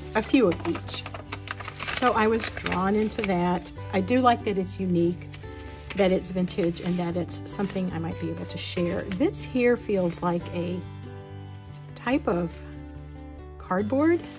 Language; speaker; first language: English; native; English